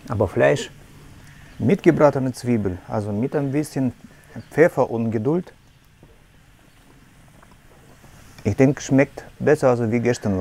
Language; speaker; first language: German; non-native, fluent; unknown